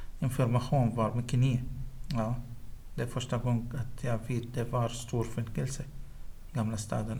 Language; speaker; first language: Swedish; non-native, learner; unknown